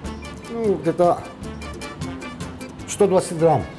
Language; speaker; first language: Polish; non-native, learner; Georgian